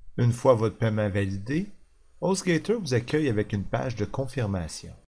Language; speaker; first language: French; native; French